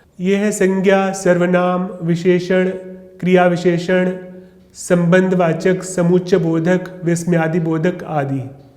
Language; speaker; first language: Hindi; non-native, local second language; Sindhi